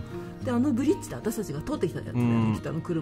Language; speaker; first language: Japanese; native; Japanese